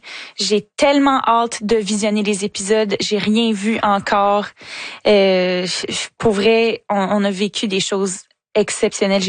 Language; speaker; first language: French; native; French